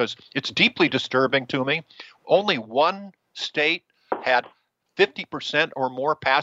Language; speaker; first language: English; native; English